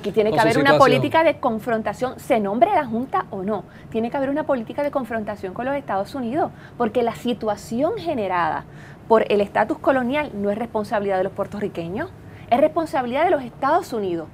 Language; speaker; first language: Spanish; native; Spanish